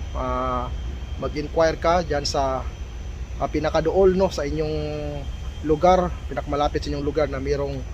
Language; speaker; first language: Filipino; non-native, local second language; Cebuano